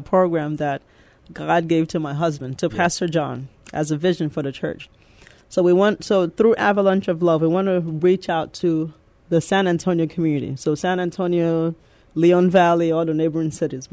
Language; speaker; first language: English; native; English